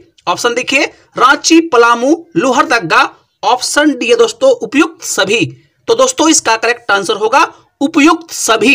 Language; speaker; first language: Hindi; native; Hindi